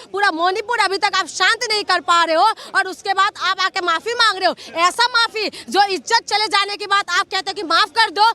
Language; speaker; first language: Hindi; non-native, local second language; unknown